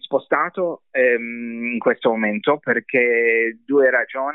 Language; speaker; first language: Italian; non-native, fluent; English